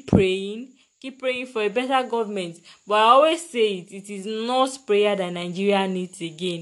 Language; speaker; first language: English; non-native, local second language; Yoruba